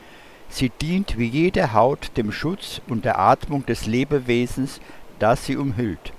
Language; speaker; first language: German; native; German